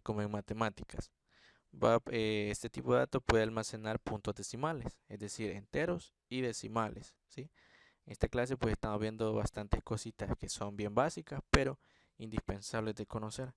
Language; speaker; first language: Spanish; native; Spanish